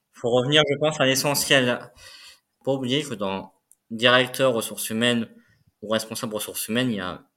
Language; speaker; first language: French; native; French